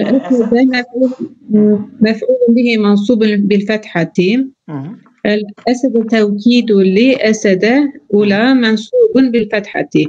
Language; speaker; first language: Arabic; non-native, learner; Turkish